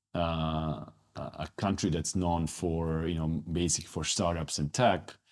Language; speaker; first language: English; non-native, fluent; Croatian